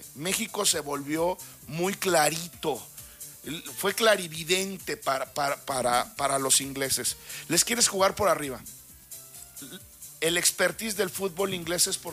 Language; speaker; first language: Spanish; native; Spanish